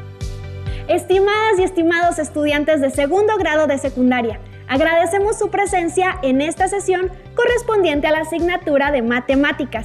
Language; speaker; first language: Spanish; native; Spanish